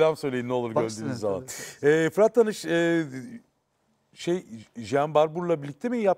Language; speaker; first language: Turkish; native; Turkish